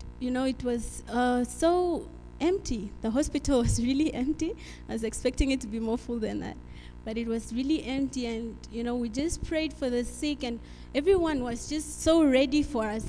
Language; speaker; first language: English; non-native, local second language; Afrikaans